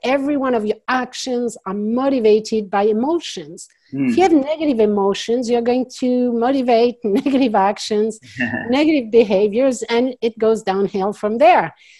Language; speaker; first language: English; non-native, fluent; French